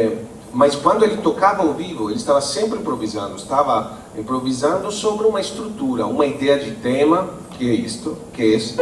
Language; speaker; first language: Portuguese; non-native, fluent; Italian